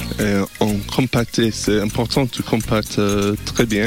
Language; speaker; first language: French; non-native, learner; English